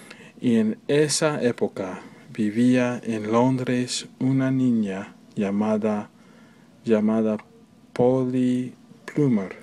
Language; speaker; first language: Spanish; non-native, learner; English